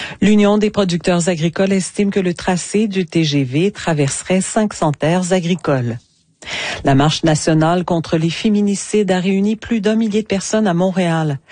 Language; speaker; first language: French; native; French